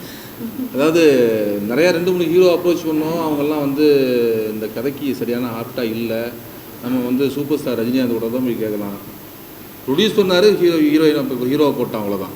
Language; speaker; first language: Tamil; native; Tamil